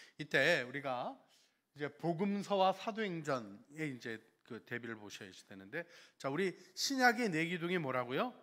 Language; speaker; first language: Korean; native; Korean